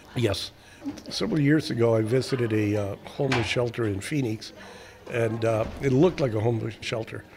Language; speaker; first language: English; early bilingual, other home language; Spanish